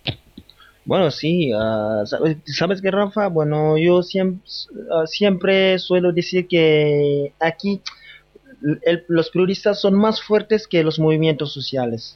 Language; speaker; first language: Spanish; non-native, fluent; Wolof